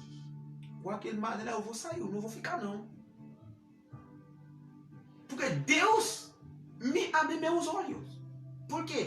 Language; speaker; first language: Portuguese; non-native, learner; Haitian Creole